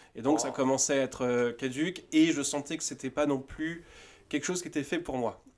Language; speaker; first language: French; native; French